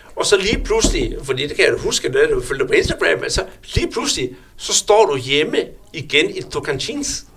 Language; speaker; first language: Danish; native; Danish